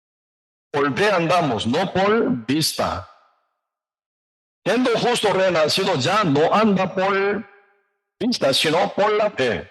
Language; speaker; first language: Spanish; non-native, learner; Korean